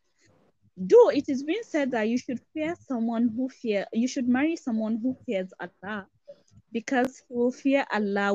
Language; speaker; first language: English; non-native, local second language; Hausa